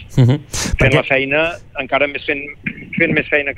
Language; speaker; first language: Catalan; native; Catalan